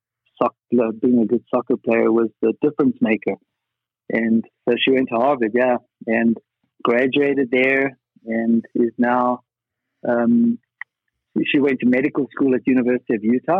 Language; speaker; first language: English; native; English